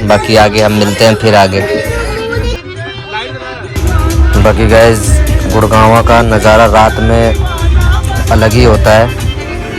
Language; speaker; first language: Hindi; native; Hindi